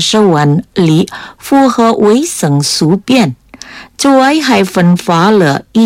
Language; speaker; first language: Chinese; native; Chinese